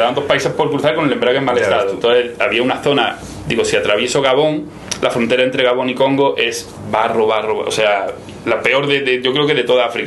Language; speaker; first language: Spanish; native; Spanish